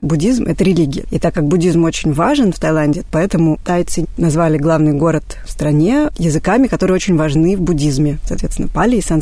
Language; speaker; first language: Russian; native; Russian